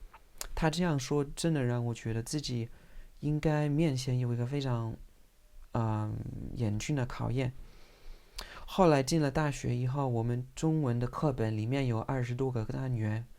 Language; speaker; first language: Chinese; non-native, fluent; English